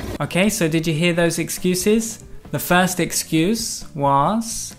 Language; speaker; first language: English; native; English